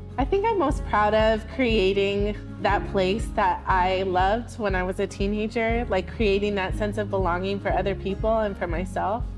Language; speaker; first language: English; native; English